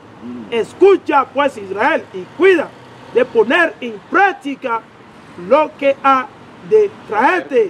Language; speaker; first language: Spanish; non-native, learner; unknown